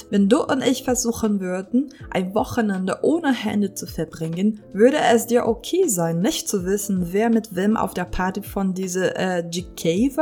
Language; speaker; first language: German; non-native, fluent; Portuguese